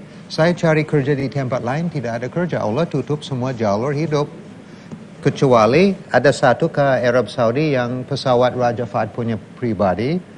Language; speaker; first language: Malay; non-native, fluent; English